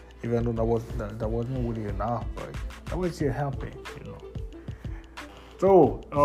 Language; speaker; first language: English; non-native, fluent; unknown